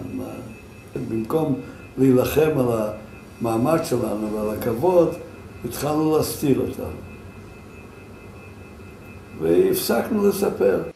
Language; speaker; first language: Hebrew; non-native, fluent; Yiddish